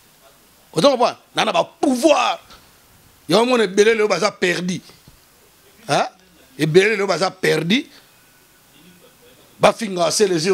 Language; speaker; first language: French; non-native, local second language; Lingala